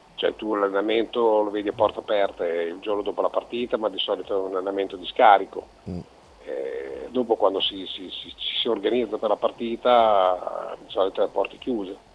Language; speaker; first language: Italian; native; Italian